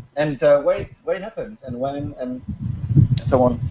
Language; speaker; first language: English; non-native, fluent; Czech